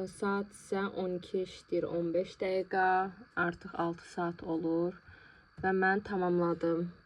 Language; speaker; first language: Azerbaijani; non-native, local second language; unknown